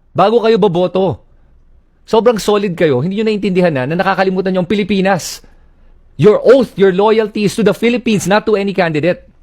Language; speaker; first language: Filipino; native; Filipino